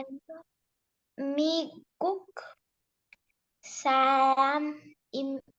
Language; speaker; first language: Korean; non-native, learner; Spanish